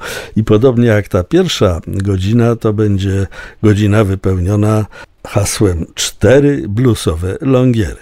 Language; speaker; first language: Polish; native; Polish